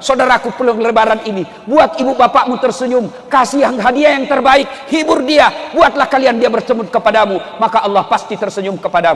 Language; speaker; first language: Indonesian; non-native, local second language; Buginese